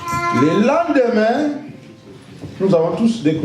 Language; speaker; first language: French; non-native, local second language; Lingala